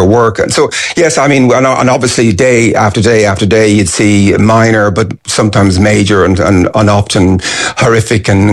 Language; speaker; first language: English; native; English